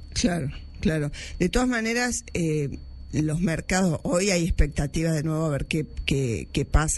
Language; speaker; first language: Spanish; native; Spanish